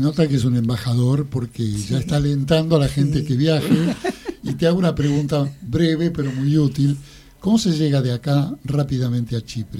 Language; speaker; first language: Spanish; native; Spanish